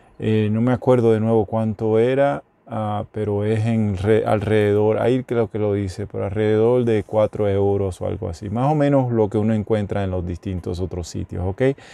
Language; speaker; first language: Spanish; native; Spanish